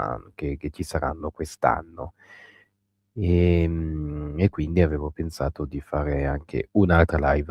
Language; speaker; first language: Italian; native; Italian